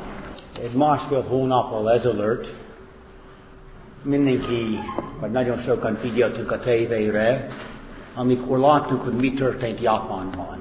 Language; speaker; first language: Hungarian; non-native, fluent; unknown